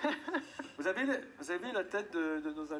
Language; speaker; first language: French; native; French